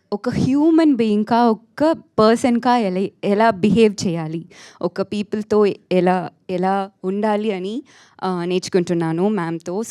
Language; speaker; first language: Telugu; non-native, fluent; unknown